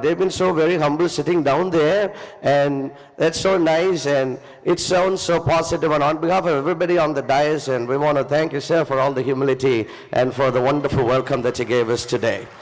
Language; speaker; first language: English; non-native, local second language; Tamil